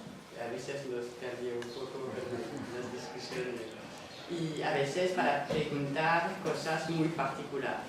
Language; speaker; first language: Spanish; non-native, fluent; French